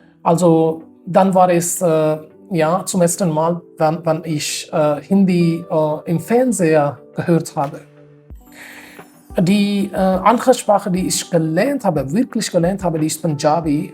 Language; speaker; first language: German; non-native, fluent; Haryanvi